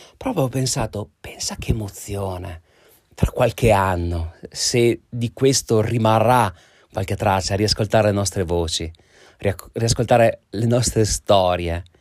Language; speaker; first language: Italian; native; Italian